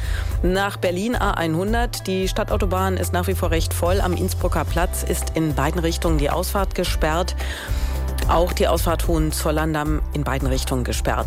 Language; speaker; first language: German; native; German